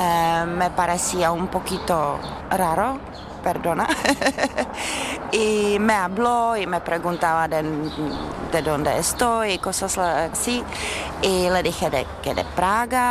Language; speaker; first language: Spanish; non-native, learner; Czech